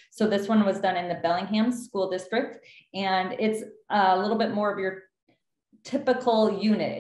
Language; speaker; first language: English; native; English